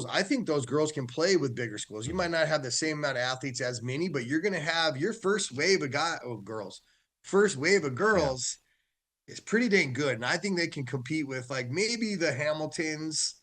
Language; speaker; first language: English; native; English